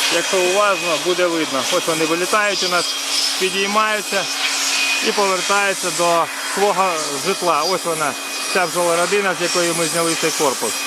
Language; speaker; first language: Ukrainian; non-native, local second language; Russian